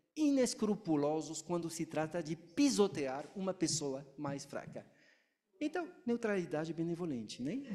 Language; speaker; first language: Portuguese; non-native, fluent; French